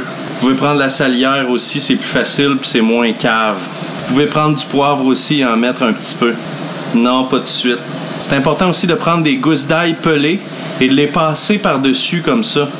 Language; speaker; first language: French; native; French